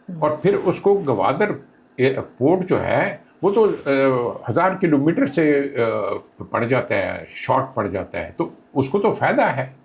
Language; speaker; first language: Urdu; non-native, local second language; Pashto